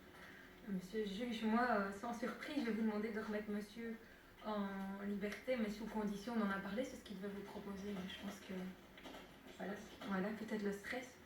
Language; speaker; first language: French; native; French